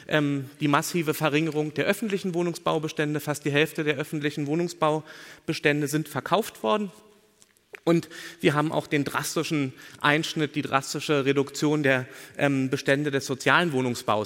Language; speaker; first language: German; native; German